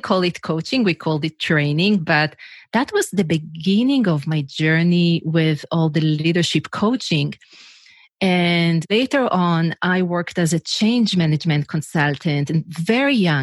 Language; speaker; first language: English; non-native, fluent; Hebrew